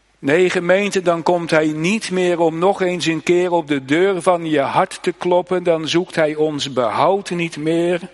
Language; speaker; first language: Dutch; native; Dutch